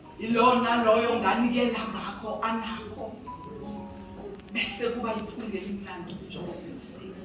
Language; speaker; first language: Zulu; native; Zulu